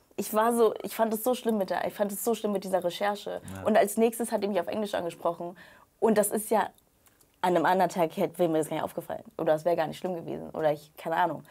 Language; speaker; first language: German; native; German